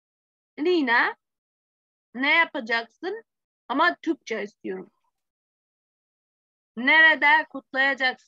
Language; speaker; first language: Turkish; non-native, fluent; Arabic